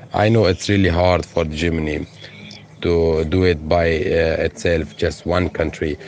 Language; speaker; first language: English; non-native, fluent; Persian